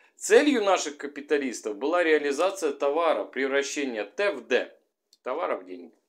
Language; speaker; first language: Russian; native; Russian